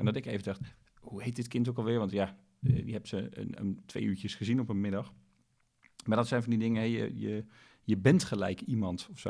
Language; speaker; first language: Dutch; native; Dutch